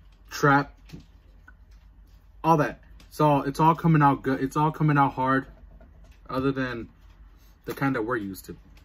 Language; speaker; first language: English; early bilingual, other home language; Spanish